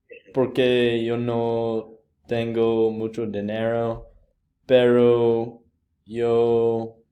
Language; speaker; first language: Spanish; non-native, learner; English